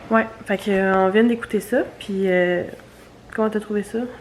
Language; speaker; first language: French; native; French